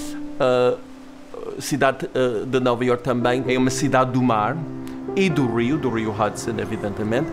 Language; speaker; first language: Portuguese; non-native, fluent; English